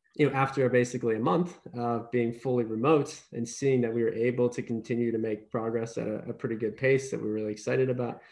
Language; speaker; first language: English; native; English